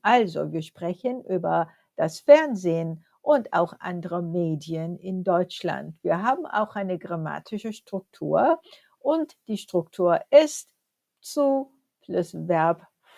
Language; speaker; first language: German; non-native, fluent; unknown